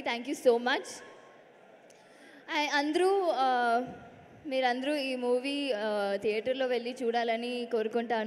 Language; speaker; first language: Telugu; non-native, local second language; Tamil